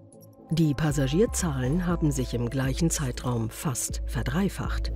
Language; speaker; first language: German; native; German